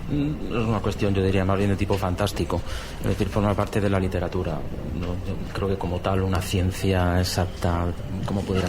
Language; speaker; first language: Spanish; native; Spanish